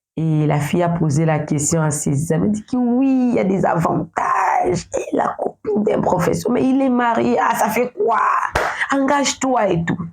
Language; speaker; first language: French; non-native, local second language; Lingala